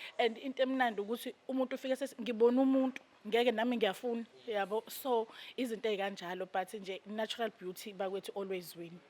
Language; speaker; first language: Zulu; native; Zulu